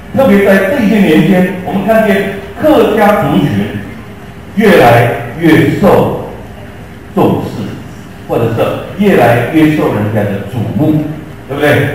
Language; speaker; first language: Chinese; non-native, local second language; Hakka Chinese